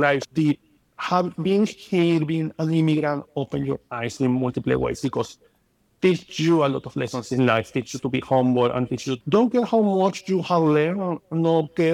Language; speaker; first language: English; non-native, fluent; Spanish